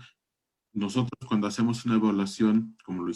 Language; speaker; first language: Spanish; native; Spanish